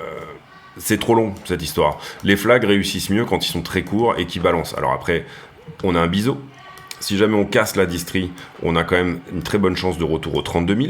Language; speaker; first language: French; native; French